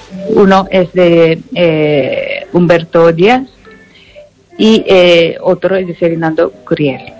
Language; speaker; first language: Spanish; non-native, learner; Japanese